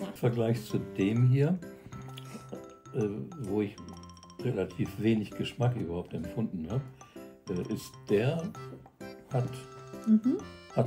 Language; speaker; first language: German; native; German